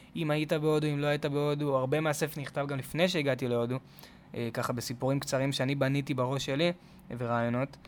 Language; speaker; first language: Hebrew; native; Hebrew